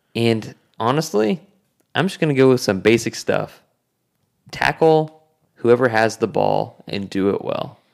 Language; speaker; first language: English; native; English